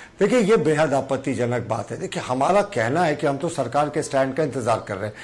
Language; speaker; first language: Hindi; non-native, local second language; Sadri